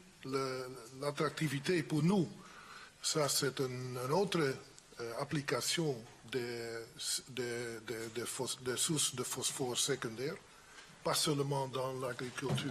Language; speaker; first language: French; non-native, fluent; Dutch